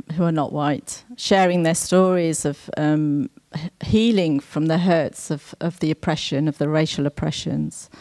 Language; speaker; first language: English; native; English